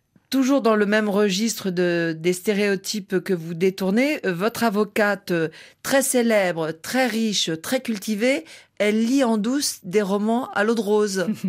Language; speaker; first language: French; native; French